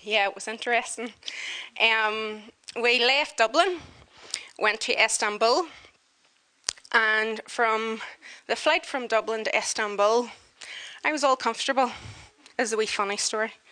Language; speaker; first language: English; native; English